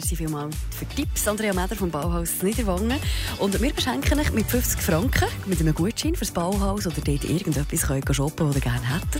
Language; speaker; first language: German; native; German